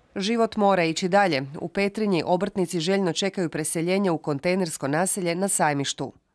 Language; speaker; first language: Croatian; native; Croatian